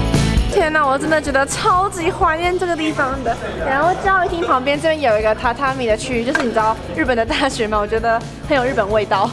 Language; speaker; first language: Chinese; native; Chinese